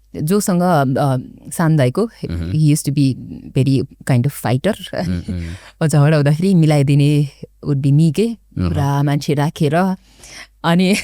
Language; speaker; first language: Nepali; non-native, local second language; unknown